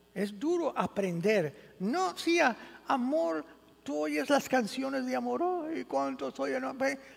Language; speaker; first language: Spanish; early bilingual, heritage; Spanish